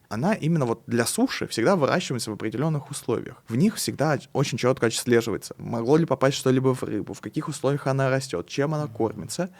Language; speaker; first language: Russian; native; Russian